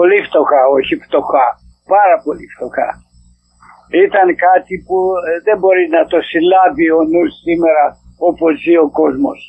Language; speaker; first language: Greek; native; Greek